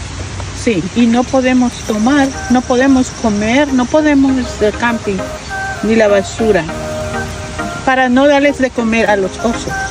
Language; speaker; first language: Spanish; non-native, learner; English